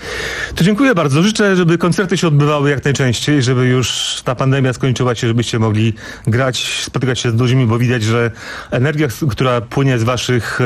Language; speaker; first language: Polish; native; Polish